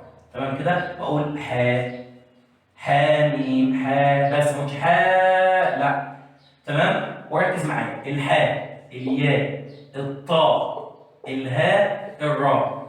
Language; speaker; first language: Arabic; native; Arabic